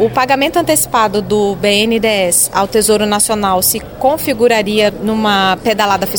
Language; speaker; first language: Portuguese; native; Portuguese